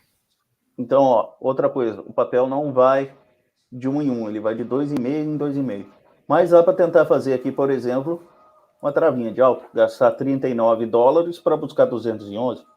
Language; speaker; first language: Portuguese; native; Portuguese